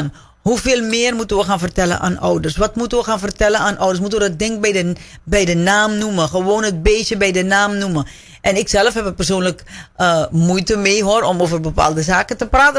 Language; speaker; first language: Dutch; native; Dutch